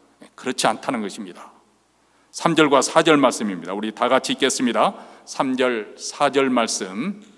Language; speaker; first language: Korean; native; Korean